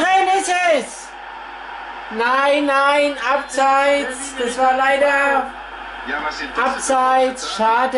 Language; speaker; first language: German; non-native, fluent; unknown